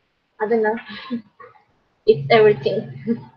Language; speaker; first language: English; non-native, learner; Spanish